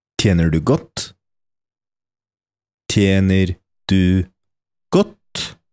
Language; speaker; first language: Norwegian; non-native, fluent; Polish